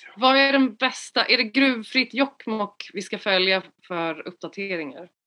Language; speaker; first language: Swedish; native; Swedish